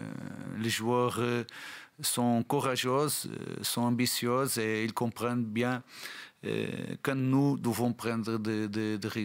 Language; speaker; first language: French; non-native, learner; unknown